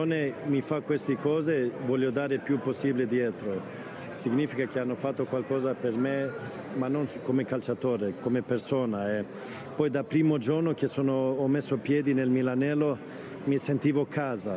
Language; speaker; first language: Italian; non-native, fluent; Swedish